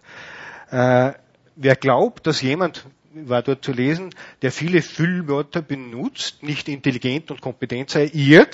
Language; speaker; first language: German; native; German